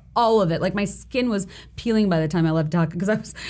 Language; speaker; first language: English; non-native, local second language; Bangla